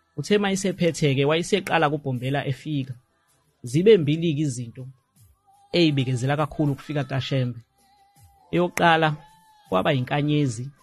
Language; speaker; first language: Zulu; native; Zulu